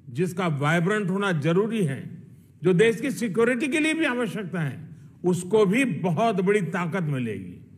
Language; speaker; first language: Hindi; non-native, local second language; Gujarati